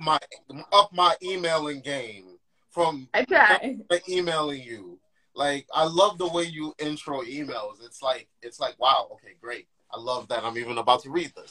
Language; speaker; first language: English; native; English